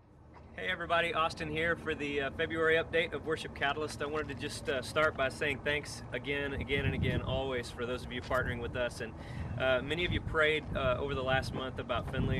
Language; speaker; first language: English; native; English